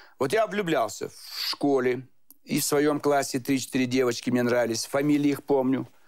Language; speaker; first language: Russian; native; Russian